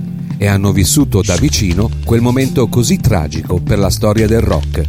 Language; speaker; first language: Italian; native; Italian